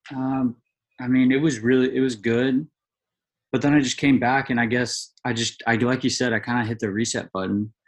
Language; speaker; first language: English; native; English